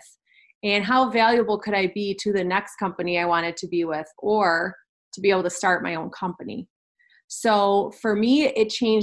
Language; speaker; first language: English; native; English